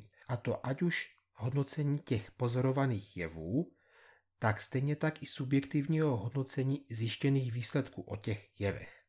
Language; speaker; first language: Czech; native; Czech